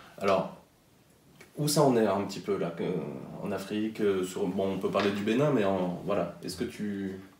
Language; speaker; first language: French; native; French